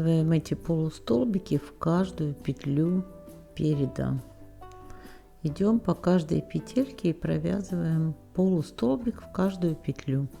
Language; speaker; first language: Russian; native; Russian